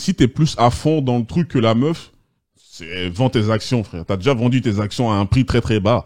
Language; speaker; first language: French; native; French